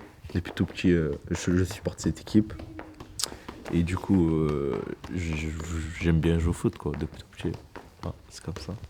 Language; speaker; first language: French; non-native, fluent; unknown